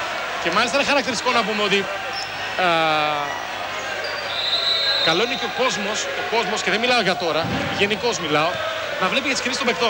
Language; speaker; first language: Greek; native; Greek